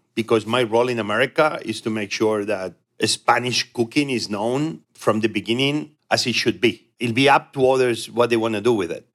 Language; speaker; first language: English; non-native, fluent; Spanish